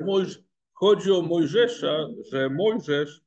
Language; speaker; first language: Polish; non-native, fluent; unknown